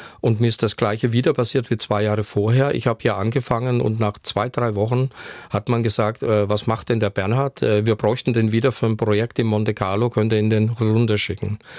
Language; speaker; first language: German; native; German